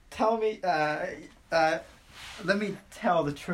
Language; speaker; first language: English; non-native, fluent; Japanese